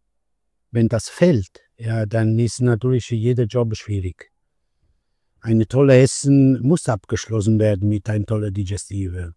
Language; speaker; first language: German; non-native, fluent; Italian